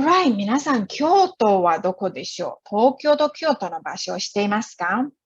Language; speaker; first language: Japanese; non-native, fluent; Chinese